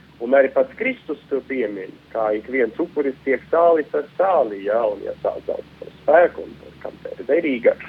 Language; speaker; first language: Latvian; non-native, local second language; Russian